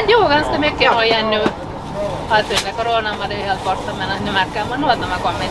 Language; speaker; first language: Swedish; native; Swedish